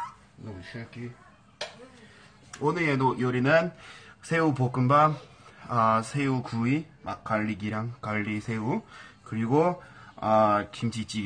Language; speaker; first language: Korean; non-native, fluent; English